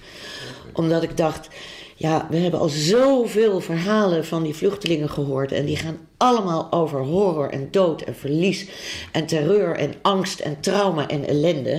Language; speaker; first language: Dutch; native; Dutch